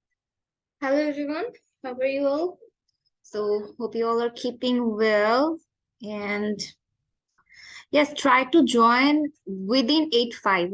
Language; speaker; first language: English; non-native, fluent; Bangla